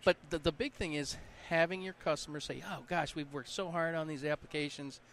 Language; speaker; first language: English; native; English